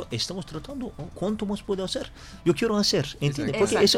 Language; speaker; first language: Spanish; non-native, learner; Turkish